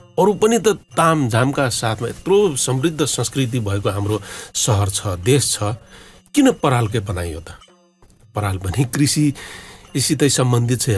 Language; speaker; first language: Nepali; non-native, local second language; Newari